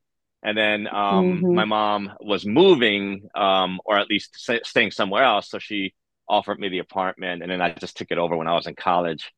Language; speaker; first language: English; native; English